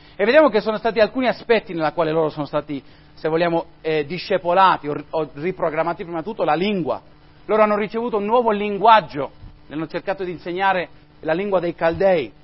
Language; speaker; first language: Italian; non-native, fluent; Spanish